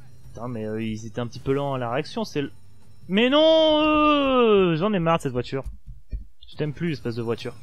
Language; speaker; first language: French; native; French